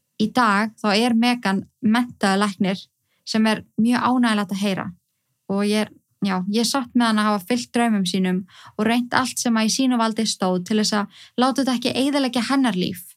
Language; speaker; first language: Icelandic; native; Icelandic